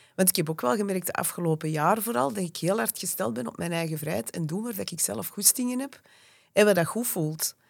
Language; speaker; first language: Dutch; native; Dutch